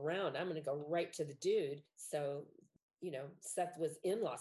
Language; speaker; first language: English; native; English